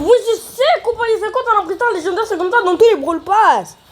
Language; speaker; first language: French; native; French